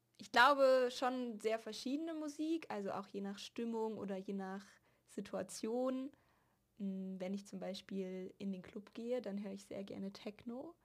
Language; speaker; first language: German; native; German